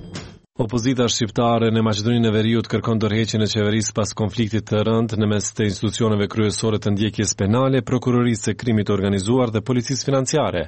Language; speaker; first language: Albanian; native; Albanian